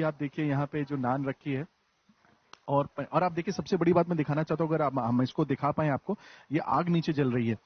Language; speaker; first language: Hindi; native; Hindi